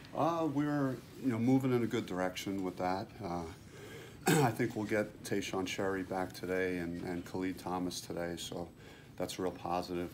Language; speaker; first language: English; native; English